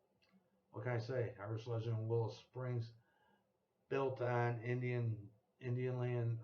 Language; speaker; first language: English; native; English